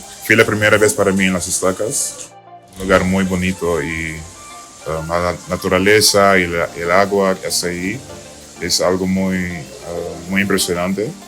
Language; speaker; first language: Spanish; non-native, learner; Dutch